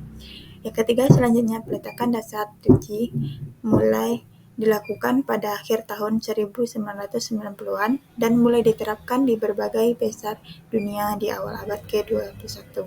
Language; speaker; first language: Indonesian; native; Indonesian